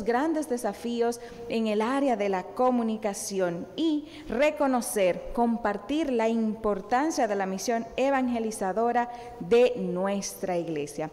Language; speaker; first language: Spanish; native; Spanish